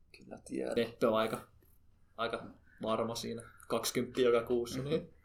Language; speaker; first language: Finnish; non-native, local second language; Swedish